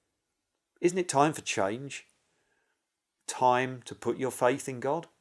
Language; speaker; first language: English; native; English